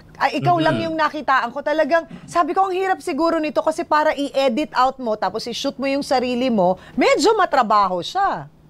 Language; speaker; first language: Filipino; native; Filipino